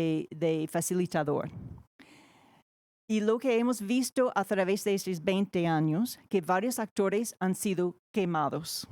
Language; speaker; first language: Spanish; non-native, fluent; English